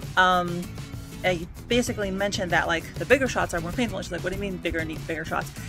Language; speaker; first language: English; native; English